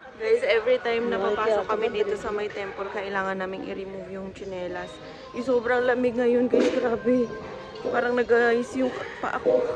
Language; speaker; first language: Filipino; native; Filipino